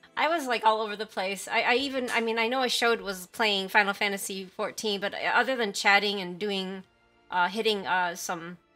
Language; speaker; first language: English; native; English